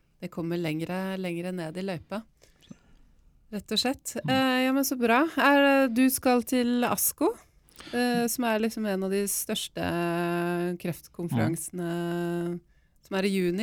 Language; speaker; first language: Norwegian; native; Norwegian